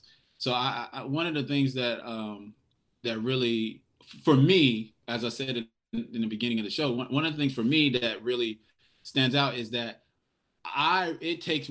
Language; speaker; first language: English; native; English